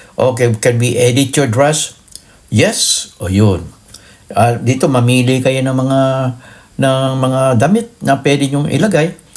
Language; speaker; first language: Filipino; native; Filipino